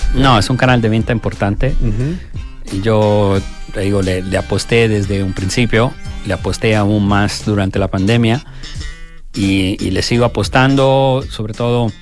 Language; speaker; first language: Spanish; non-native, fluent; Italian